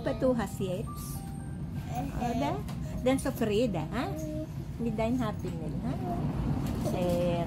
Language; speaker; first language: German; non-native, learner; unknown